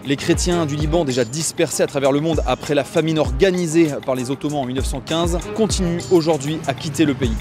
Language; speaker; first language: French; native; French